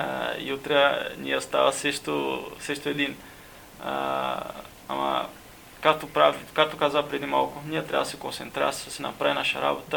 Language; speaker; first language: Bulgarian; non-native, learner; Portuguese